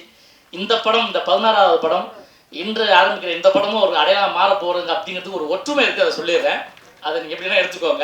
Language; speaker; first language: Tamil; native; Tamil